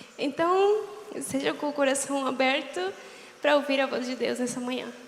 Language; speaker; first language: Portuguese; non-native, fluent; Spanish